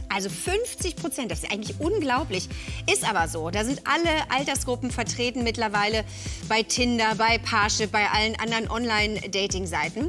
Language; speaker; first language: German; native; German